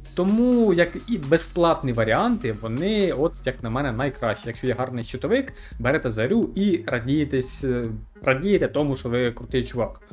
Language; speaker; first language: Ukrainian; non-native, local second language; Russian